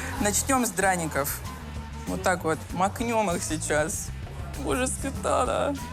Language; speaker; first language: Russian; native; Russian